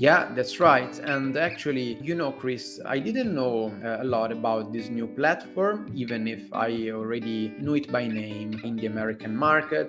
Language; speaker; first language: English; non-native, fluent; Italian